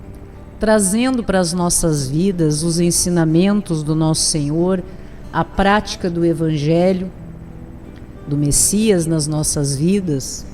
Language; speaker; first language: Portuguese; native; Portuguese